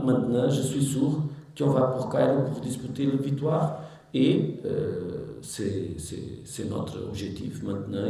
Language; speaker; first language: French; non-native, learner; Portuguese